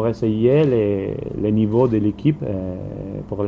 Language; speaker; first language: French; non-native, learner; Spanish